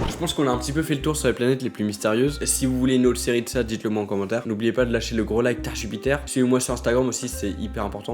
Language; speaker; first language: French; native; French